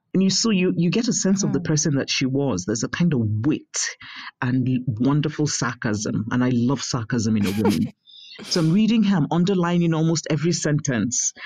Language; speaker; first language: English; non-native, local second language; Igbo